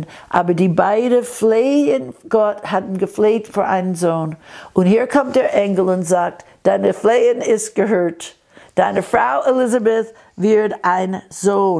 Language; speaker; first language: German; non-native, fluent; English